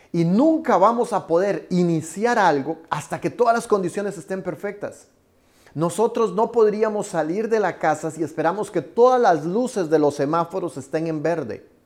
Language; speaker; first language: Spanish; native; Spanish